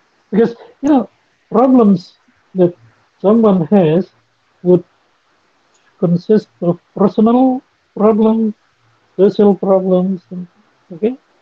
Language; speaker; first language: English; non-native, fluent; Indonesian